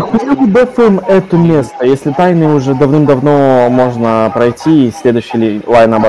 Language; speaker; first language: Russian; native; Russian